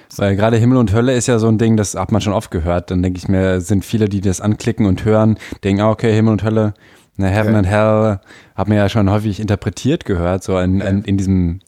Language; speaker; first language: German; native; German